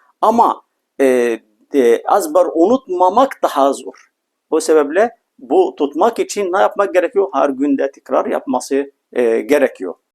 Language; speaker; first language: Turkish; non-native, fluent; Arabic